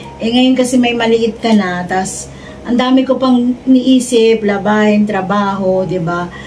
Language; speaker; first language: Filipino; non-native, local second language; Cebuano